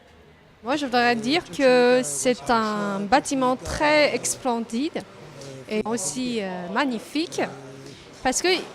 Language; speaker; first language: French; non-native, learner; Chinese